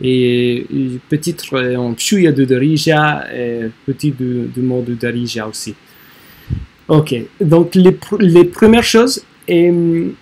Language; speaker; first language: French; non-native, learner; English